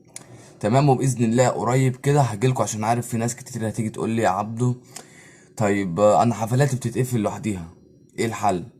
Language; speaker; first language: Arabic; native; Arabic